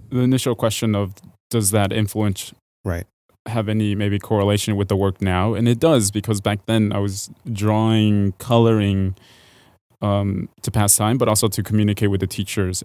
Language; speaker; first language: English; early bilingual, other home language; Spanish